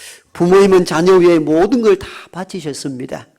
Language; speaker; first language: Korean; native; Korean